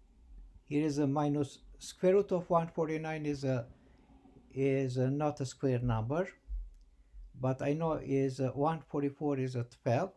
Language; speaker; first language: English; non-native, fluent; Albanian